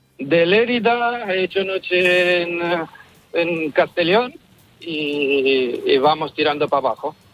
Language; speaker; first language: Spanish; non-native, fluent; Romanian